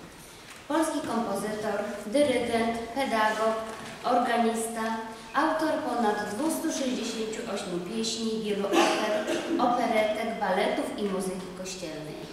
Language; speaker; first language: Polish; native; Polish